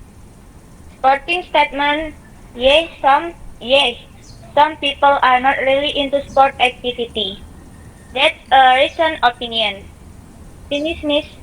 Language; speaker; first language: English; non-native, learner; Indonesian